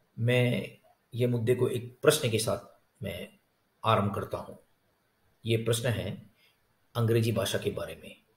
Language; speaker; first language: Hindi; non-native, local second language; Tamil